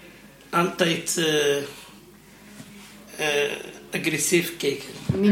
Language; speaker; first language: Dutch; non-native, learner; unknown